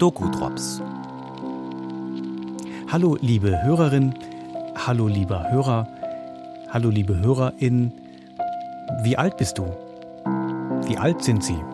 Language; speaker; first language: German; native; German